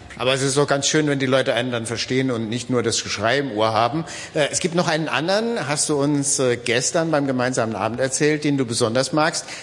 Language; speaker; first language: German; native; German